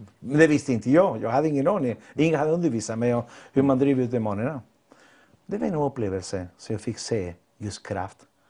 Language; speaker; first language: Swedish; non-native, fluent; Spanish